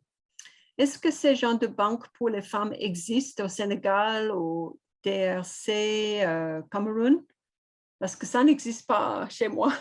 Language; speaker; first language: French; non-native, fluent; English